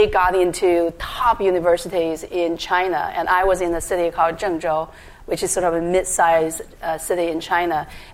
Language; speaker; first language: English; non-native, fluent; Chinese